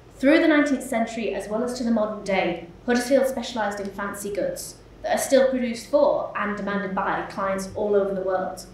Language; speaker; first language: English; native; English